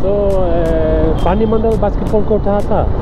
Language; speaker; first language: Nepali; non-native, learner; Swedish